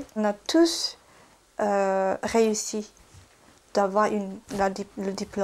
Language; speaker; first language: French; non-native, fluent; Japanese